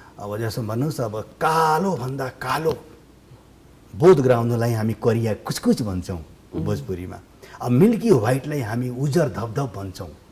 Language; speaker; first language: Nepali; non-native, local second language; Bhojpuri